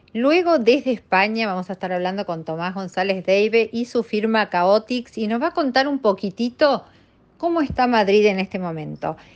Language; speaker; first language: Spanish; native; Spanish